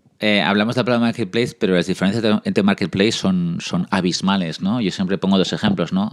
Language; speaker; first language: Spanish; early bilingual, other home language; French